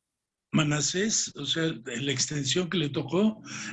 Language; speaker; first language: Spanish; native; Spanish